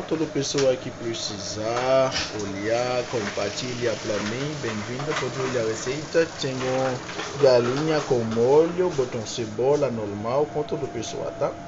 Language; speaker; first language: Portuguese; non-native, learner; Haitian Creole